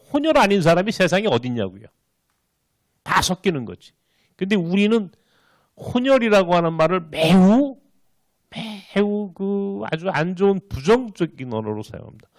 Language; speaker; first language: Korean; native; Korean